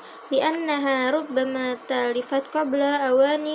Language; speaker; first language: Arabic; non-native, learner; Indonesian